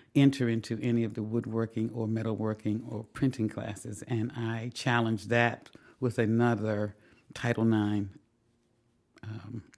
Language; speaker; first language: English; native; English